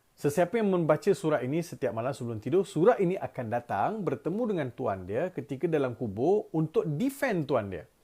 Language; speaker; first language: Malay; non-native, local second language; Tamil